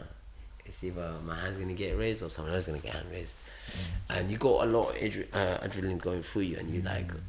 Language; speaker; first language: English; early bilingual, other home language; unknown